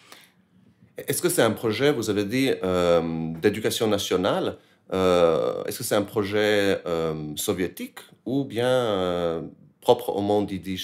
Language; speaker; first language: French; native; French